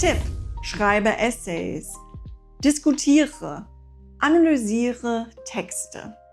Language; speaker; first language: German; non-native, fluent; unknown